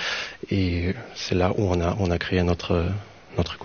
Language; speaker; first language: French; non-native, fluent; Ukrainian